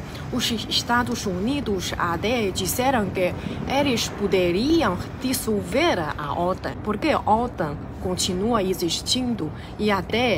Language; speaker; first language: Portuguese; non-native, fluent; Chinese